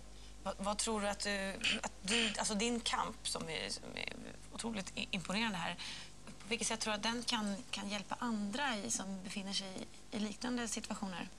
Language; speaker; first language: Swedish; native; Swedish